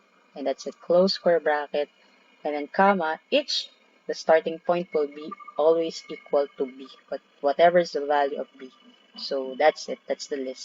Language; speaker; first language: English; non-native, local second language; Filipino